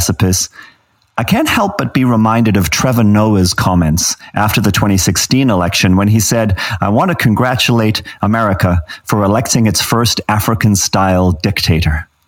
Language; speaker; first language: English; native; English